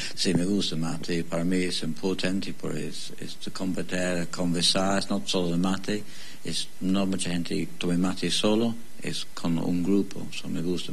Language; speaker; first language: Spanish; non-native, learner; English